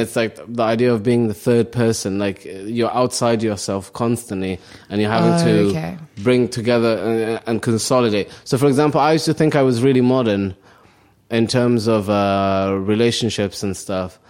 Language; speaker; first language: English; early bilingual, other home language; Somali